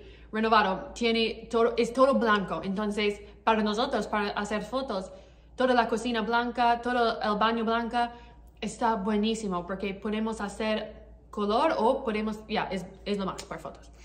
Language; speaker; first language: Spanish; non-native, learner; English